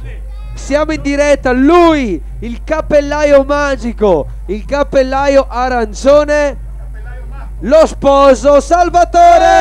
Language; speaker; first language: Italian; native; Italian